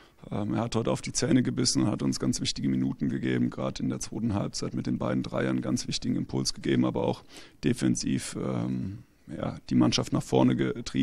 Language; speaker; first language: German; native; German